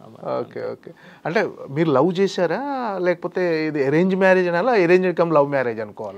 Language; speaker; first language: Telugu; native; Telugu